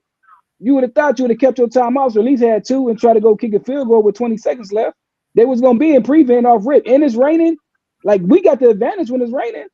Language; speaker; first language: English; native; English